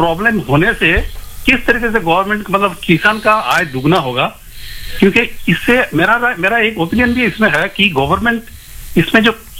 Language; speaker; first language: Hindi; non-native, local second language; Bangla